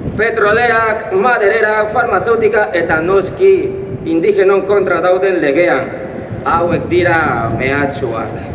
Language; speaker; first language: Basque; non-native, fluent; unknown